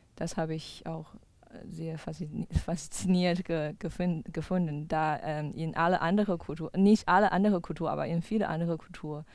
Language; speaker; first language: German; non-native, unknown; Chinese